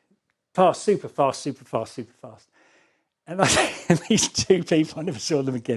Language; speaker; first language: English; native; English